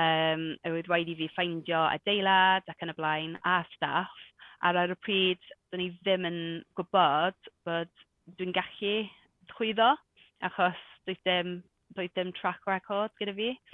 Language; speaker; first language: Welsh; non-native, local second language; English